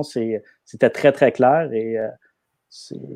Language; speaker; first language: French; native; French